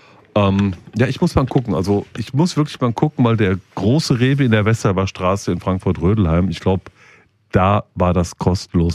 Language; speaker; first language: German; native; German